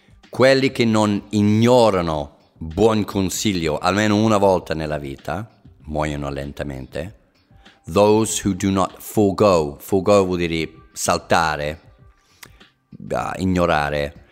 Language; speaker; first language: Italian; non-native, fluent; English